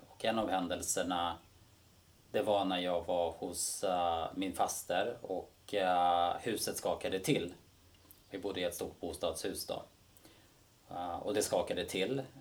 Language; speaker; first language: Swedish; early bilingual, other home language; Bosnian